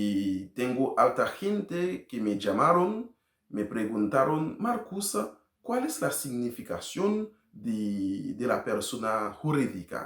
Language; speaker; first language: Spanish; non-native, learner; Haitian Creole